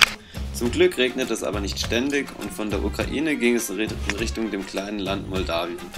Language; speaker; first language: German; native; German